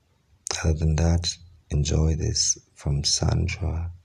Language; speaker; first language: English; non-native, local second language; Ganda